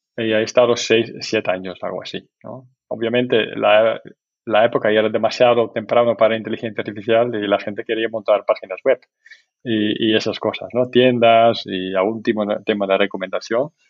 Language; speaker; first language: Spanish; non-native, fluent; Dutch